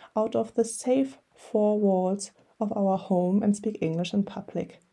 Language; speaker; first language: English; non-native, fluent; German